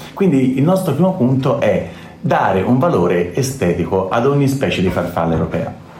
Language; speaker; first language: Italian; native; Italian